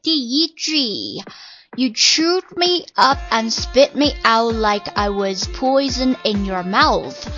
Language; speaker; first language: English; non-native, fluent; Chinese